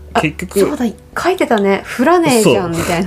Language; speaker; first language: Japanese; native; Japanese